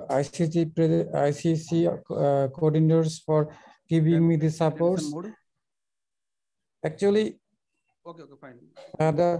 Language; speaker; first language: English; non-native, local second language; Bangla